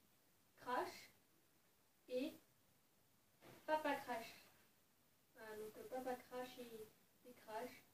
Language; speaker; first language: French; native; French